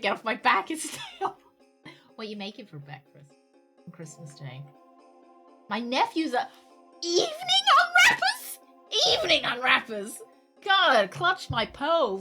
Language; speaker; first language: English; native; English